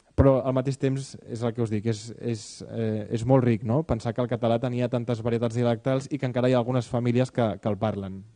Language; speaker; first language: Catalan; native; Catalan